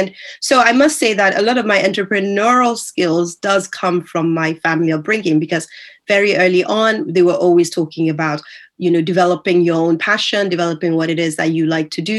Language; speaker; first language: English; non-native, local second language; Yoruba